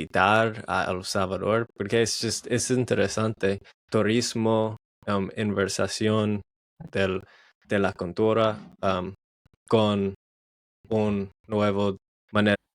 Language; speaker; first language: Spanish; non-native, learner; English